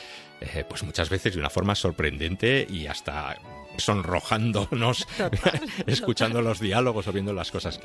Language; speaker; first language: Spanish; native; Spanish